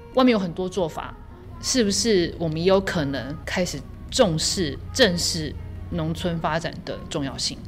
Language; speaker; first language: Chinese; native; Chinese